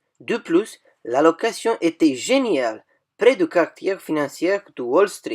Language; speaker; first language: French; non-native, fluent; Romanian